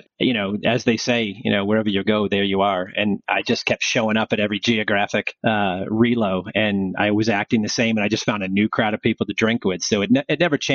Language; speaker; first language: English; native; English